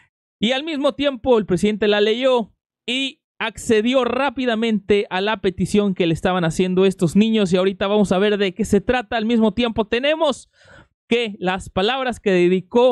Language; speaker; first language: Spanish; native; Spanish